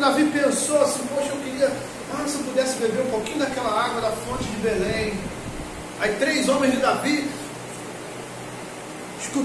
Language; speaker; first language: Portuguese; native; Portuguese